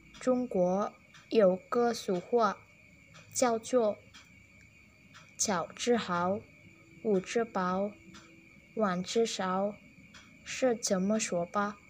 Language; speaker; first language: Chinese; non-native, learner; Indonesian